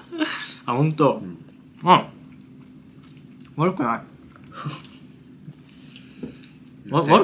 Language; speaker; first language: Japanese; native; Japanese